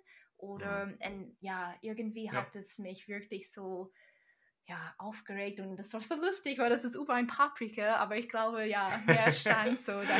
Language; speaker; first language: German; non-native, fluent; English